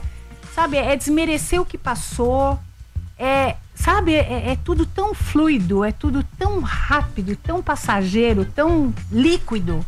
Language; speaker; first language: Portuguese; native; Portuguese